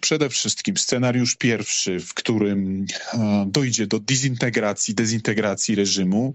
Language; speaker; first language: Polish; non-native, fluent; Georgian